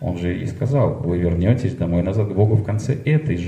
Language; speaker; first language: Russian; native; Russian